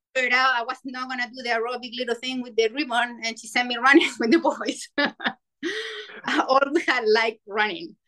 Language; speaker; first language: English; non-native, fluent; Spanish